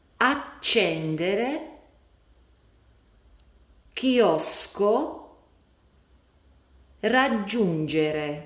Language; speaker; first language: Italian; non-native, fluent; Latvian